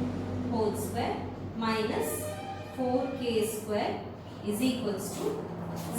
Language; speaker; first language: English; non-native, local second language; Hindi